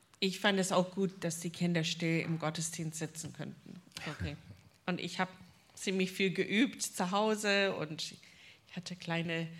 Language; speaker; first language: German; non-native, fluent; English